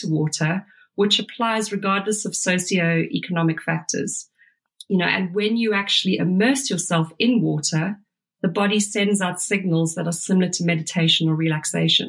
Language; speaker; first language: English; native; English